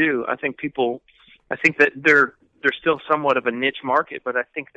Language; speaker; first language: English; native; English